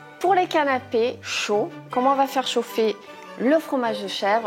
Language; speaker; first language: French; native; French